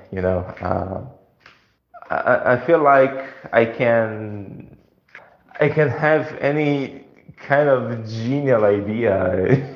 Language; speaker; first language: English; non-native, fluent; Italian